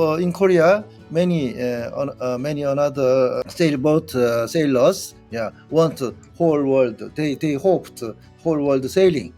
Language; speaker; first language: English; non-native, learner; Korean